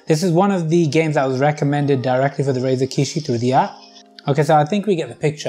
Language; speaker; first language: English; native; English